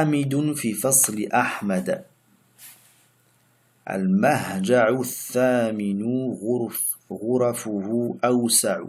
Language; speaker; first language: Arabic; non-native, fluent; French